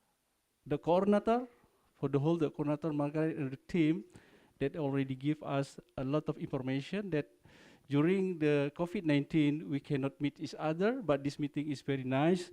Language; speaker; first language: English; non-native, learner; Indonesian